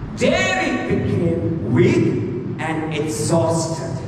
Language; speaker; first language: English; non-native, local second language; Sinhala